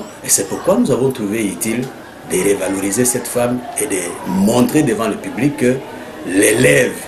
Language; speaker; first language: French; native; French